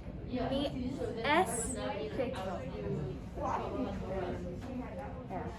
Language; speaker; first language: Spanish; non-native, learner; English